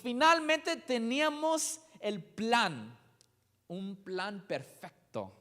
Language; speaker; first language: Spanish; non-native, learner; English